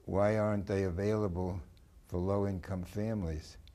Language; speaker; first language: English; native; English